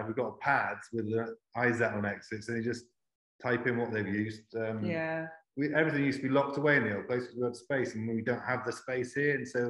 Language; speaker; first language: English; native; English